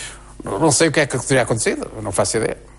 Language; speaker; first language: Portuguese; native; Portuguese